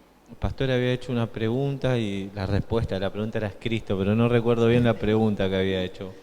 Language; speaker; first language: Spanish; native; Spanish